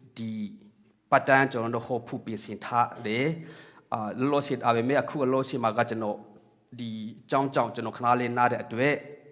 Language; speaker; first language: Burmese; non-native, local second language; Hakha Chin